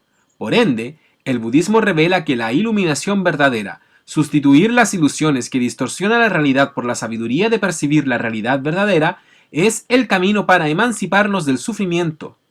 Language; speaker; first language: Spanish; native; Spanish